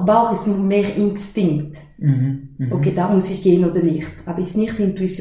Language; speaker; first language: German; non-native, fluent; French